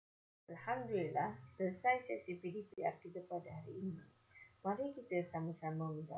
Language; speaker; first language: Malay; native; Malay